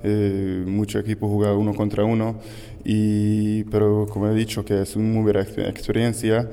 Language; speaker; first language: Spanish; non-native, learner; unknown